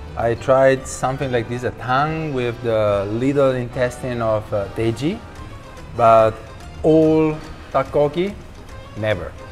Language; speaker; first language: English; non-native, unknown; Italian